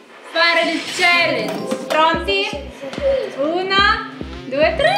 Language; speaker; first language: Italian; non-native, fluent; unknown